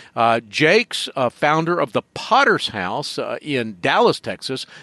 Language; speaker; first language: English; native; English